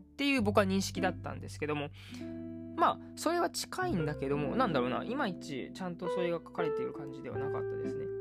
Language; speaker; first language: Japanese; native; Japanese